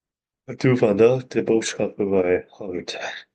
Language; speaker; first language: Dutch; non-native, learner; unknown